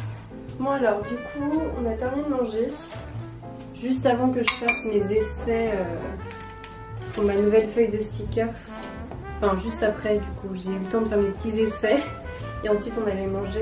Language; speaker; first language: French; native; French